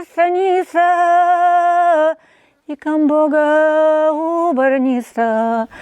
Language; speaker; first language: Ukrainian; native; Ukrainian